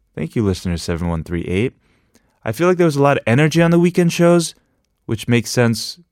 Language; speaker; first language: English; native; English